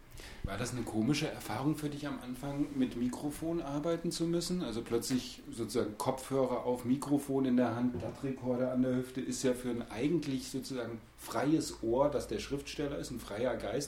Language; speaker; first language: German; native; German